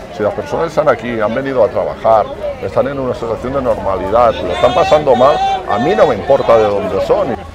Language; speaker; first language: Spanish; native; Spanish